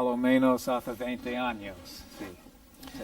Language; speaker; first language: Spanish; non-native, fluent; English